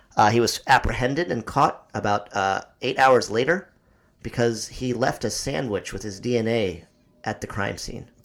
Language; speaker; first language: English; native; English